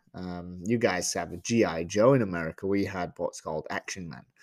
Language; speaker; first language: English; native; English